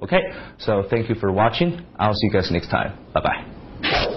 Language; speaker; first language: English; non-native, fluent; Chinese